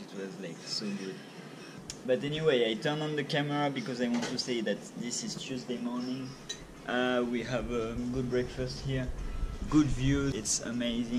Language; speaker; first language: English; non-native, fluent; French